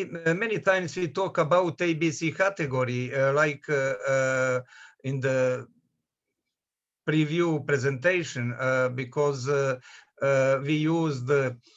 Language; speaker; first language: English; non-native, learner; Serbian